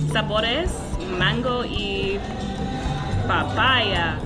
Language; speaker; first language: Spanish; non-native, learner; English